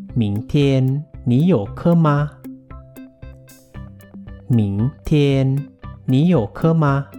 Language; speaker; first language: Chinese; non-native, fluent; Thai